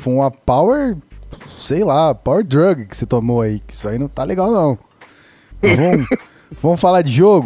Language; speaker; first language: Portuguese; native; Portuguese